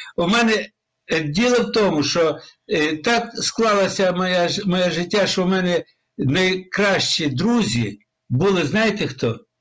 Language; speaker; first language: Ukrainian; native; Ukrainian